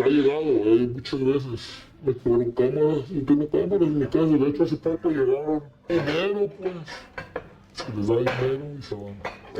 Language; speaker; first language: Spanish; native; Spanish